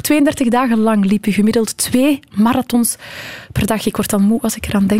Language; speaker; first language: Dutch; native; Dutch